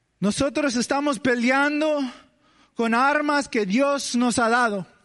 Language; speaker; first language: Spanish; early bilingual, heritage; English